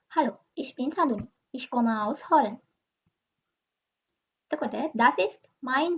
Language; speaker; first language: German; non-native, learner; Sinhala